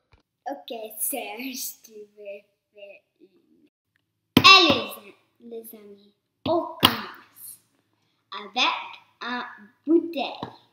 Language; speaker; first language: French; non-native, learner; English